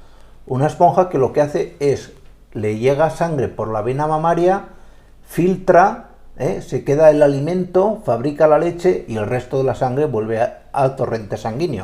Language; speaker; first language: Spanish; native; Spanish